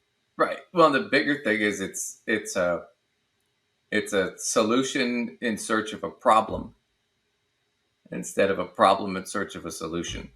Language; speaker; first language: English; native; English